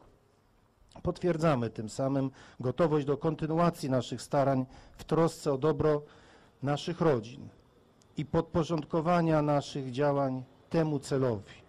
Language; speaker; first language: Polish; native; Polish